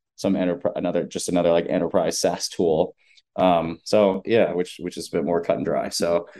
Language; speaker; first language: English; native; English